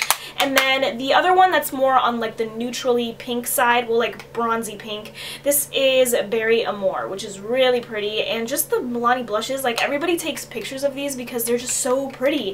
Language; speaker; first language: English; native; English